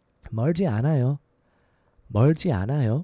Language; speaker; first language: Korean; non-native, fluent; English